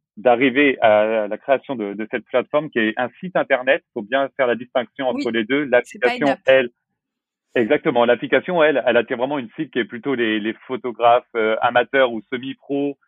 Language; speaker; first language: French; native; French